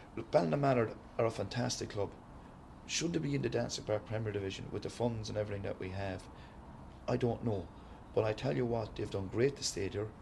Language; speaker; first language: English; native; English